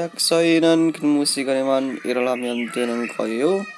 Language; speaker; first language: Korean; non-native, learner; Indonesian